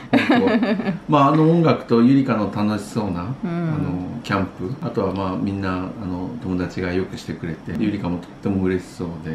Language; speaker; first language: Japanese; native; Japanese